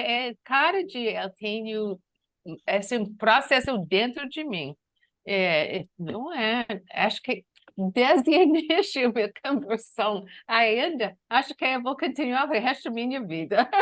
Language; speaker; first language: Portuguese; non-native, learner; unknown